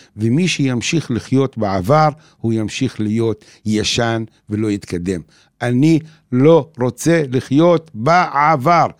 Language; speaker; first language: Hebrew; non-native, local second language; Arabic